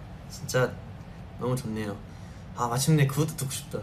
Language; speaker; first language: Korean; early bilingual, heritage; Korean